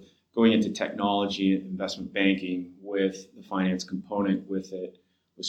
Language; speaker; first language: English; native; English